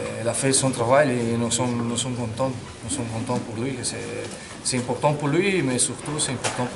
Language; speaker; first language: French; non-native, fluent; Portuguese